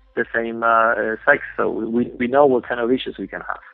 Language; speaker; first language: English; non-native, fluent; Polish